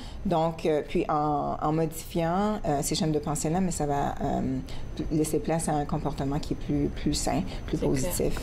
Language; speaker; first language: French; native; French